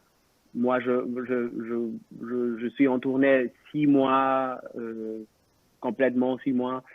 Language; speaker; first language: French; non-native, local second language; Spanish